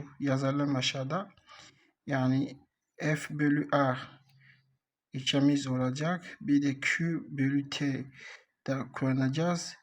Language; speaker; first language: Turkish; non-native, learner; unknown